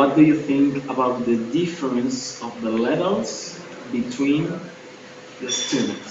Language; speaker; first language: English; non-native, learner; Spanish